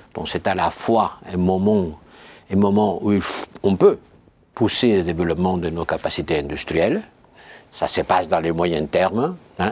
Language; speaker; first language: French; non-native, fluent; Spanish